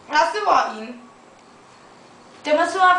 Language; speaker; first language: Chinese; non-native, learner; Thai